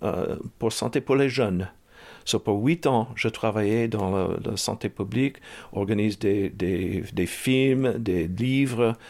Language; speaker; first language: French; early bilingual, heritage; English